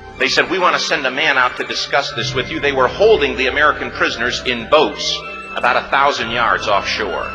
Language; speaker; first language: English; native; English